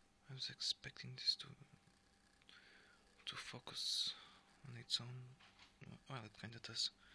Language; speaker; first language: English; non-native, fluent; Portuguese